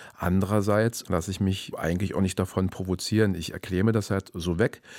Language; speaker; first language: German; native; German